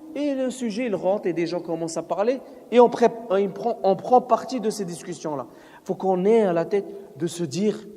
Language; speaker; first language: French; non-native, local second language; Arabic